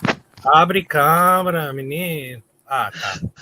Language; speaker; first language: Portuguese; non-native, learner; English